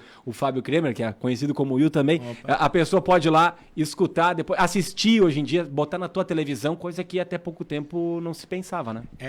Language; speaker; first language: Portuguese; native; Portuguese